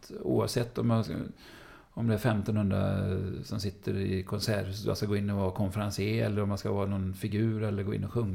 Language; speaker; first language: Swedish; native; Swedish